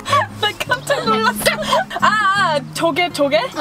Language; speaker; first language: Korean; early bilingual, heritage; English